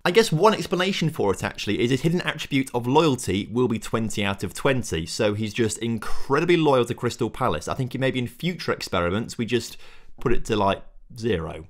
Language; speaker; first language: English; native; English